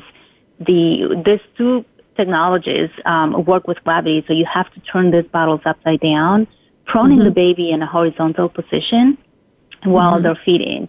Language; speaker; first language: English; non-native, fluent; Spanish